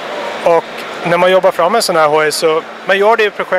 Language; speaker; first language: Swedish; native; Swedish